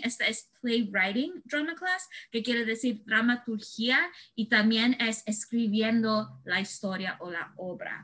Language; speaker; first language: Spanish; early bilingual, heritage; Spanish